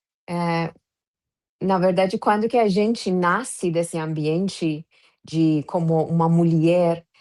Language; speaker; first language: Portuguese; non-native, fluent; Persian